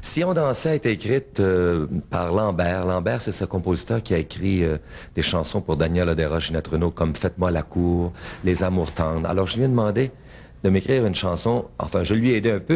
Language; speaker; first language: French; native; French